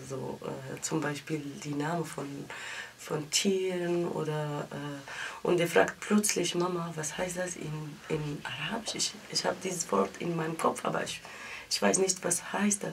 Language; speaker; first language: German; non-native, learner; Arabic